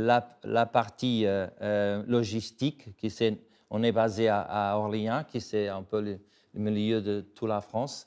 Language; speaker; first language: French; non-native, fluent; Portuguese